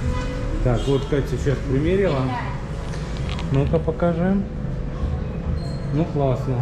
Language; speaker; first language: Russian; native; Russian